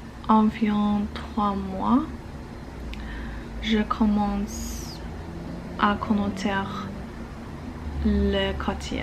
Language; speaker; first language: French; non-native, learner; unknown